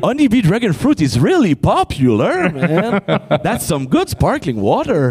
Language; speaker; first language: English; non-native, fluent; French